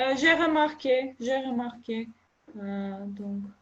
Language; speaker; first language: French; non-native, fluent; Armenian